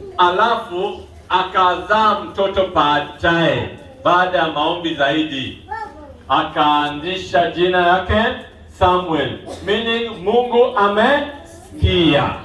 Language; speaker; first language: Swahili; non-native, local second language; Luo (Kenya and Tanzania)